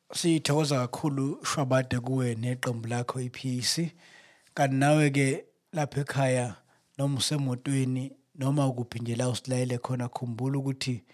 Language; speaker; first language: Zulu; native; Zulu